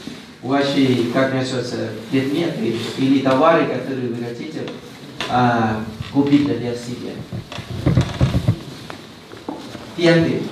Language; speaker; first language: Russian; non-native, fluent; Thai